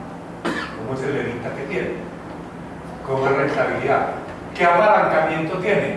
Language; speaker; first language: Spanish; native; Spanish